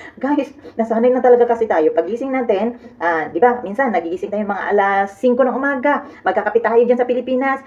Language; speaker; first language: Filipino; native; Filipino